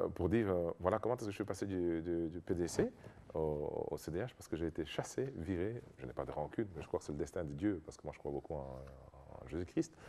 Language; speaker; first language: French; non-native, local second language; Lingala